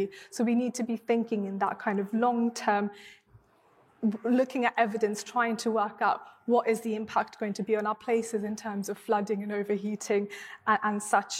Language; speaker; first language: English; non-native, local second language; Hindi